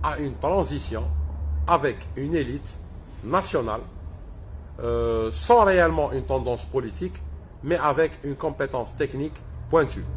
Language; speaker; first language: French; non-native, local second language; Arabic